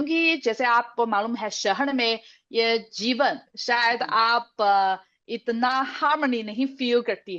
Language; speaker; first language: Hindi; non-native, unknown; Chinese